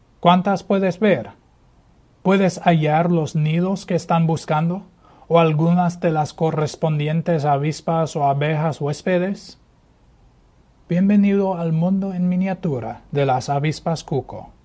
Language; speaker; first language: Spanish; non-native, fluent; English